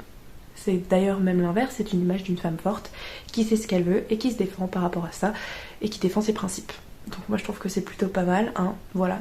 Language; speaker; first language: French; native; French